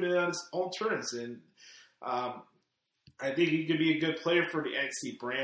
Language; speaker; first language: English; native; English